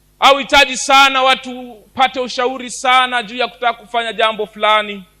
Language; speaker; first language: Swahili; native; Swahili